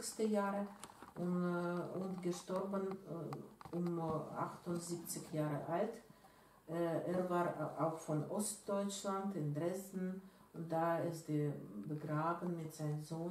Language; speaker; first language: German; non-native, learner; Russian